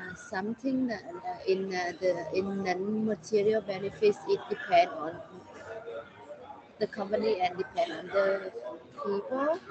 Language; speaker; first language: English; non-native, learner; Vietnamese